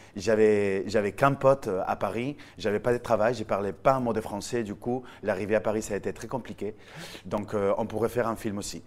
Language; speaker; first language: French; non-native, fluent; Spanish